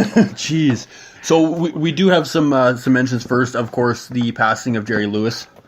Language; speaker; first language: English; native; English